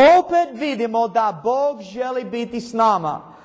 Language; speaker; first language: Croatian; non-native, learner; English